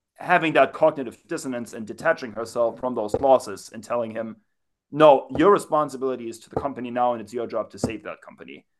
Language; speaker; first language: English; non-native, fluent; German